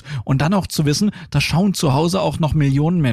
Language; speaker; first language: German; native; German